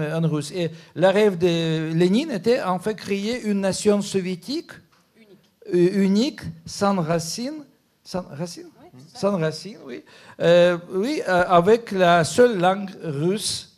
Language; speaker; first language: French; non-native, fluent; Ukrainian